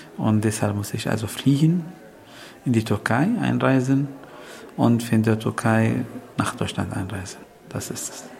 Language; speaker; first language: German; non-native, fluent; Arabic